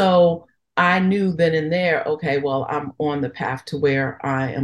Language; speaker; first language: English; native; English